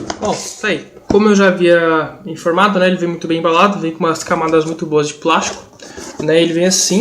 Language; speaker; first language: Portuguese; native; Portuguese